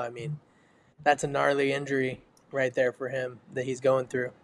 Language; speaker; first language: English; native; English